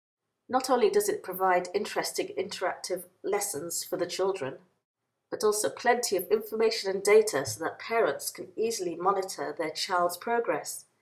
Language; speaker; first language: English; native; English